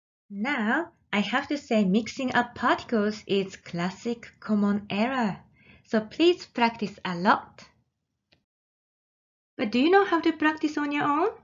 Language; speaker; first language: English; non-native, fluent; Japanese